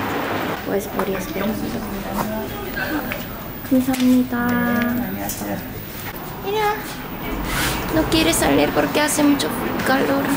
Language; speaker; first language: Spanish; non-native, fluent; Korean